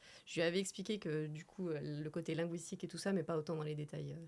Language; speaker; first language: French; native; French